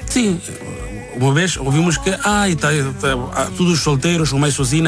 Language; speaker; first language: Portuguese; non-native, learner; Bangla